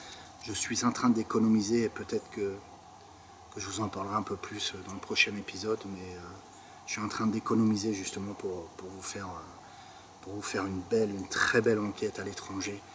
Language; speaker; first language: French; native; French